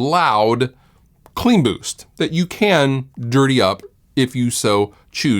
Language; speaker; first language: English; native; English